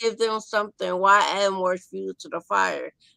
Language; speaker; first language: English; native; English